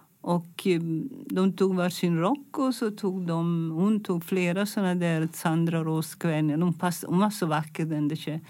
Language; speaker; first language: Swedish; non-native, fluent; Italian